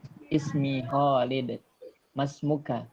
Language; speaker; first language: Arabic; non-native, learner; Indonesian